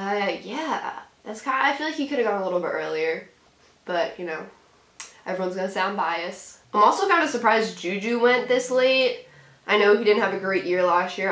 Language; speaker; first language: English; native; English